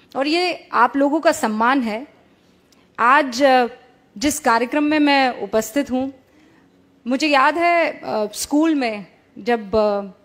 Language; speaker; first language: Hindi; native; Hindi